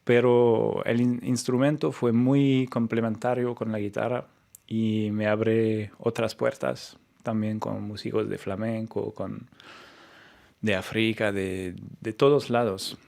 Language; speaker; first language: Spanish; non-native, fluent; French